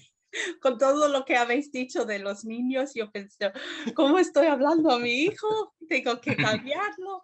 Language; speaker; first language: Spanish; non-native, fluent; English